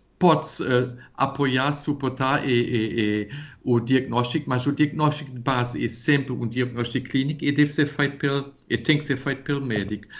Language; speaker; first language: Portuguese; non-native, fluent; German